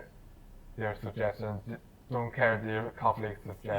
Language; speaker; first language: English; non-native, learner; Chinese